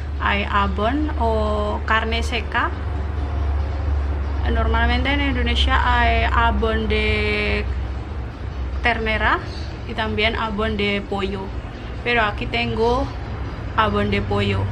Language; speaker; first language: Spanish; non-native, learner; Indonesian